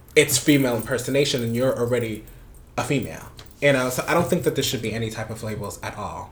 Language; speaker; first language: English; non-native, fluent; Spanish